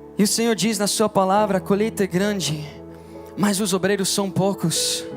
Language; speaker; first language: Portuguese; non-native, fluent; English